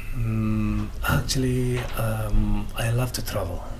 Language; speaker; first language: English; non-native, learner; Arabic